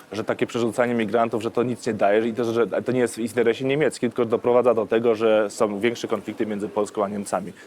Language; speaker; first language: Polish; early bilingual, other home language; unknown